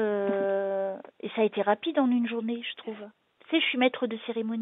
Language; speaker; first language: French; native; French